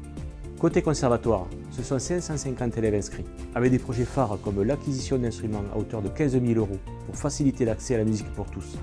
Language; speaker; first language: French; native; French